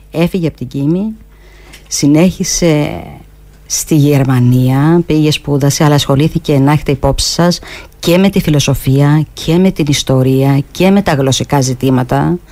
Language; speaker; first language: Greek; native; Greek